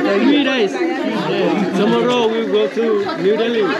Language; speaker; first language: English; non-native, learner; Vietnamese